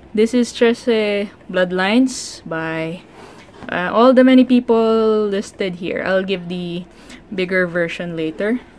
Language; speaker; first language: English; non-native, local second language; Filipino